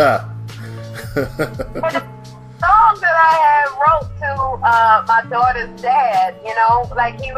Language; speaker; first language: English; native; English